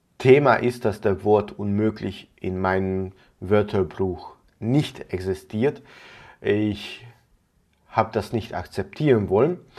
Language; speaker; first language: German; non-native, fluent; Hungarian